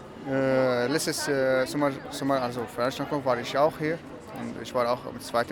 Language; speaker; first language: German; non-native, learner; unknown